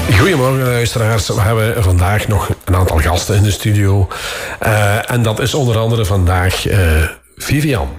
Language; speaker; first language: Dutch; native; Dutch